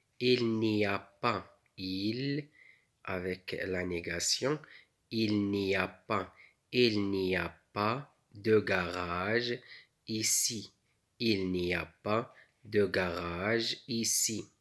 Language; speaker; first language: French; non-native, local second language; Arabic